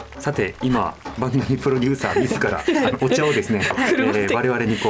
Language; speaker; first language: Japanese; native; Japanese